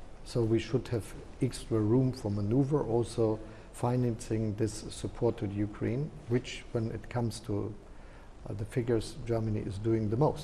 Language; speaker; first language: English; non-native, fluent; German